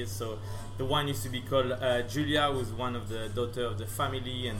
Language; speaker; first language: English; non-native, fluent; French